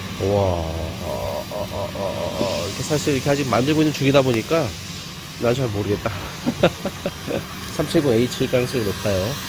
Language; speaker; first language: Korean; native; Korean